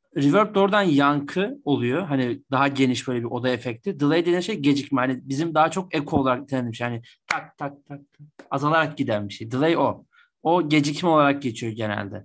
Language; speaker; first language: Turkish; native; Turkish